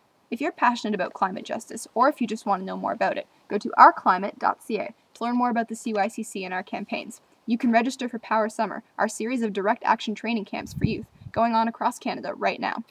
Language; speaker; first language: English; native; English